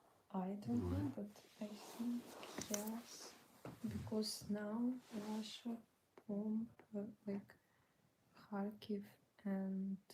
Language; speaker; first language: English; non-native, learner; Ukrainian